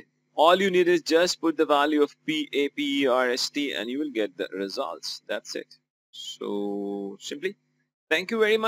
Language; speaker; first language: English; non-native, local second language; Urdu